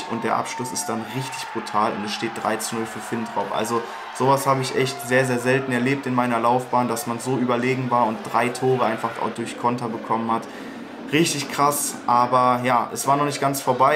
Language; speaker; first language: German; native; German